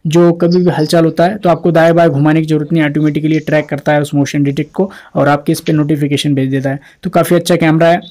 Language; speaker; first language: Hindi; non-native, local second language; Marathi